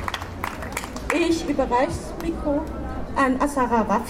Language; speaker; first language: German; early bilingual, other home language; Turkish